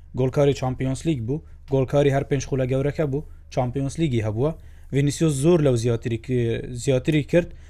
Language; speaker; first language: Central Kurdish; non-native, local second language; Kurdish